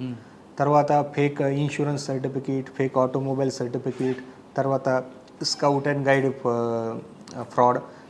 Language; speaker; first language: Telugu; non-native, fluent; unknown